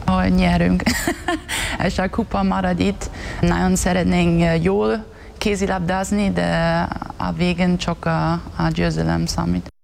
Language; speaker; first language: Hungarian; non-native, learner; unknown